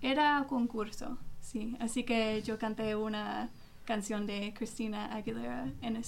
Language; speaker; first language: Spanish; non-native, fluent; English